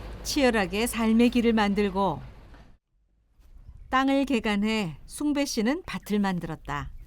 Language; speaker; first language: Korean; native; Korean